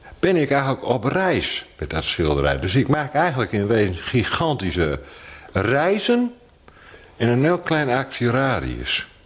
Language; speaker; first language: Dutch; native; Dutch